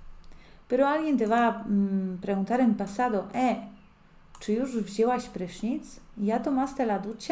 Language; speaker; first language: Spanish; non-native, fluent; Polish